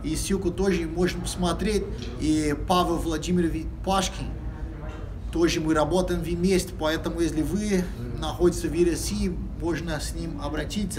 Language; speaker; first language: Russian; non-native, fluent; Portuguese